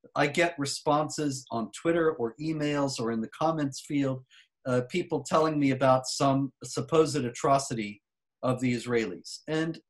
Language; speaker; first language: English; native; English